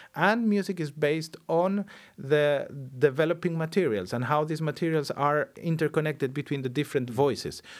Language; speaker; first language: English; non-native, fluent; Spanish